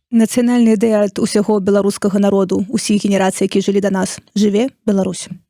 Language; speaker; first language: Belarusian; non-native, local second language; Russian